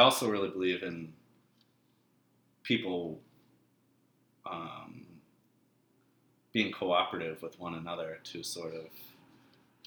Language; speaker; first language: English; native; English